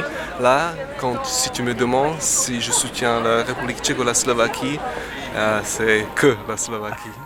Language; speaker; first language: French; non-native, fluent; Slovak